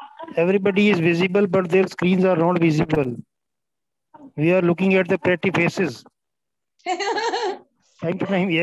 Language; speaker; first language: English; non-native, local second language; Hindi